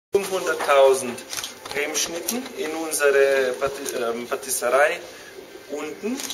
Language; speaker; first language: German; non-native, fluent; Slovenian